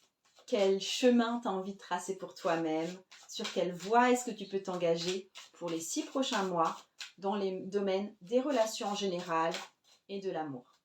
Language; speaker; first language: French; native; French